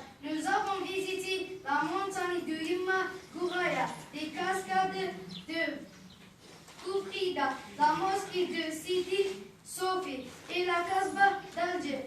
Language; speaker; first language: French; non-native, learner; Arabic